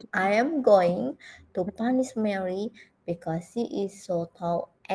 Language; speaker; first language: English; non-native, fluent; Indonesian